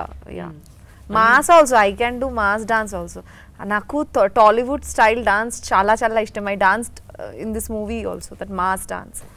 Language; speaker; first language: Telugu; non-native, learner; Bangla